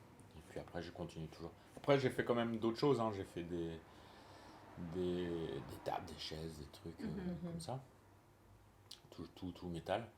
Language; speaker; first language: French; native; French